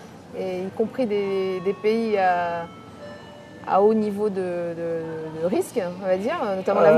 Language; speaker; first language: French; native; French